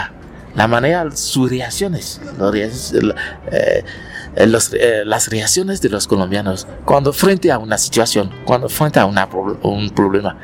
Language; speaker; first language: Spanish; non-native, learner; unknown